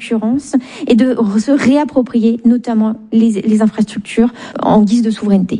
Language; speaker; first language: French; native; French